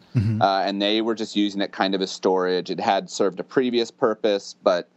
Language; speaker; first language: English; native; English